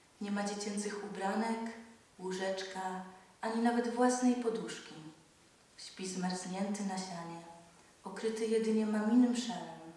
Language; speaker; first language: Polish; native; Polish